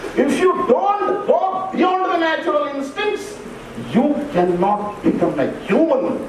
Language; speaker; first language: English; non-native, local second language; Hindi